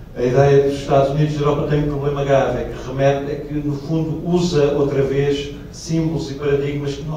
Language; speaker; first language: Portuguese; native; Portuguese